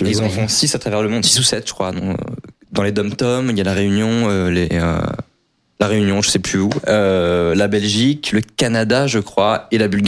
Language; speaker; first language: French; native; French